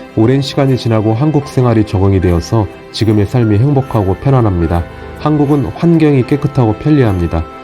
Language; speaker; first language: Korean; native; Korean